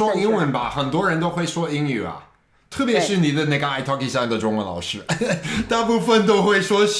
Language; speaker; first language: Chinese; non-native, fluent; English